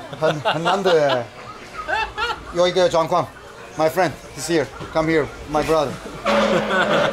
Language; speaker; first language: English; non-native, learner; Turkish